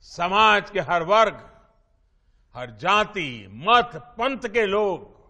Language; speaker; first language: Hindi; non-native, local second language; Gujarati